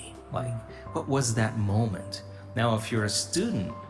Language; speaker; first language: English; native; English